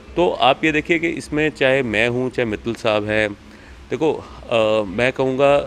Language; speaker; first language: Hindi; native; Hindi